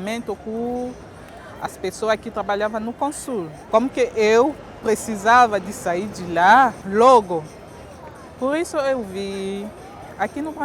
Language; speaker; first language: Portuguese; non-native, fluent; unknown